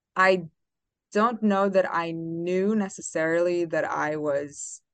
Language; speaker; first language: English; non-native, fluent; Romanian